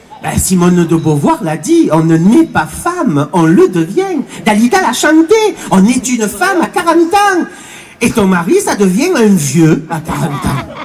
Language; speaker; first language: French; native; French